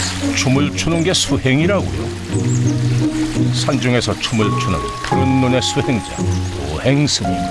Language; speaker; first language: Korean; native; Korean